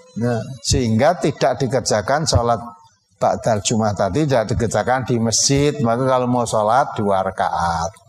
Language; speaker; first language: Indonesian; non-native, local second language; Javanese